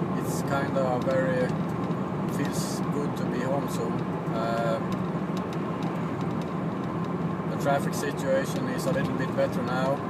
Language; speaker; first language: English; non-native, fluent; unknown